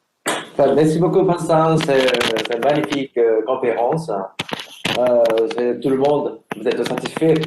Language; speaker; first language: French; non-native, learner; Japanese